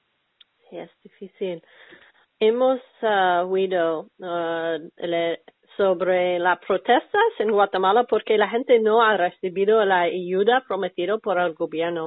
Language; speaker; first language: Spanish; non-native, learner; English